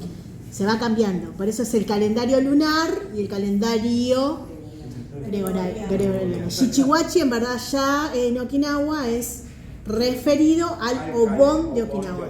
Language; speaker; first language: Spanish; native; Spanish